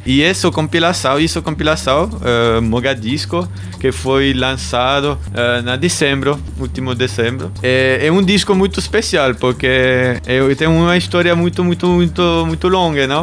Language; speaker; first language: Portuguese; non-native, learner; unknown